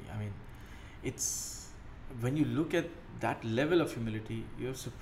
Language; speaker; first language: English; non-native, local second language; Urdu